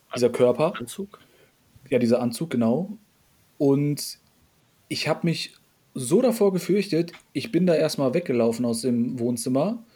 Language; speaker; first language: German; early bilingual, other home language; Polish